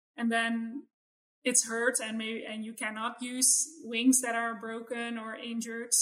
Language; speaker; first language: English; non-native, fluent; Dutch